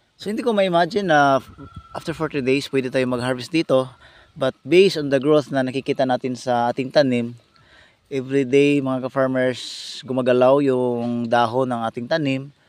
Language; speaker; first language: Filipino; non-native, local second language; Cebuano